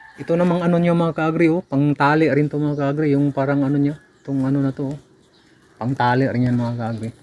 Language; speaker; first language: Filipino; non-native, local second language; Cebuano